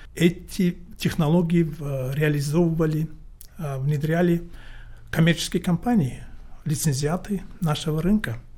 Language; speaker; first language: Russian; non-native, local second language; Tajik